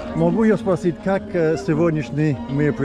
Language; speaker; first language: Russian; non-native, learner; English